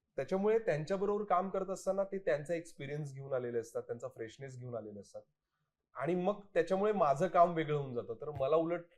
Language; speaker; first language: Marathi; native; Marathi